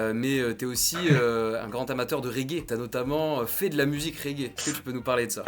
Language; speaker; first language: French; native; French